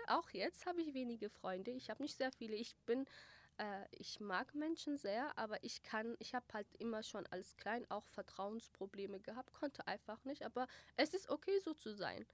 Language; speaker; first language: German; early bilingual, other home language; Kurdish